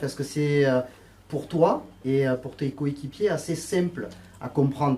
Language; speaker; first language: French; native; French